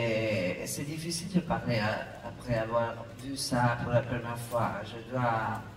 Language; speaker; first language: French; non-native, fluent; Italian